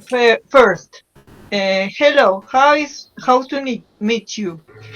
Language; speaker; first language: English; non-native, learner; Spanish